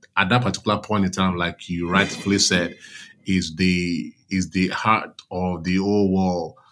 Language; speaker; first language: English; non-native, local second language; Yoruba